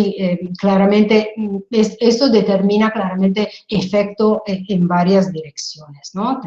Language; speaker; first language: Spanish; non-native, fluent; Italian